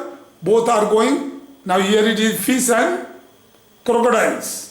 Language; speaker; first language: English; non-native, local second language; Hindi